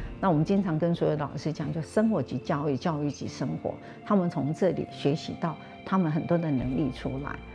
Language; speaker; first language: Chinese; non-native, local second language; Hakka Chinese